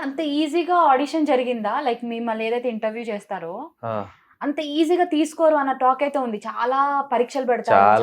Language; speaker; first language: Telugu; native; Telugu